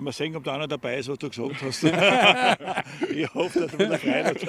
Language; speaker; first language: German; native; German